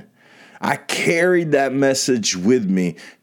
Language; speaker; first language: English; native; English